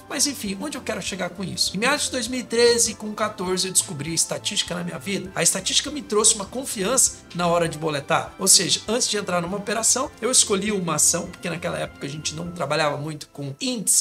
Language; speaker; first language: Portuguese; native; Portuguese